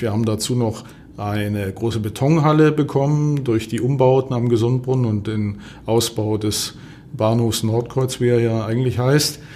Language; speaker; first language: German; native; German